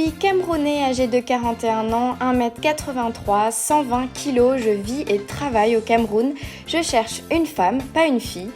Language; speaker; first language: French; native; French